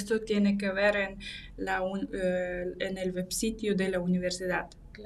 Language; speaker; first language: Spanish; non-native, fluent; Russian